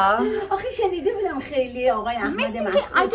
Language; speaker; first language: Persian; native; Persian